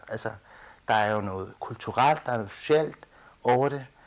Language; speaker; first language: Danish; early bilingual, other home language; Kurdish